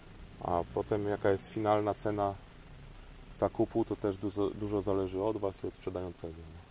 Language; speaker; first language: Polish; native; Polish